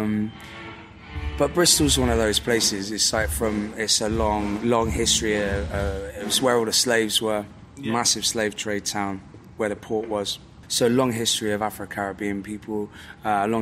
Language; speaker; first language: English; native; English